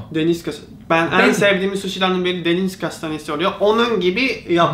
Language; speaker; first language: Turkish; non-native, learner; Japanese